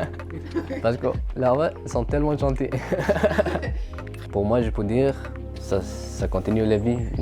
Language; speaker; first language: French; non-native, learner; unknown